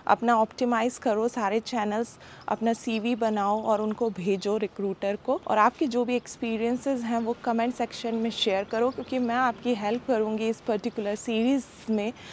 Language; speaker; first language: Hindi; native; Hindi